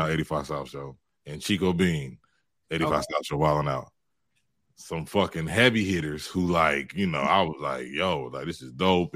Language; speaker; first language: English; native; English